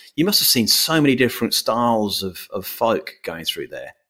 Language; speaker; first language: English; native; English